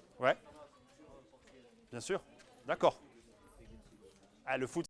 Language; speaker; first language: French; native; French